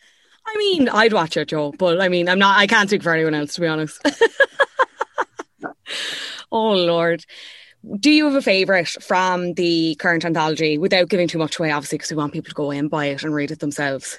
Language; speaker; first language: English; native; English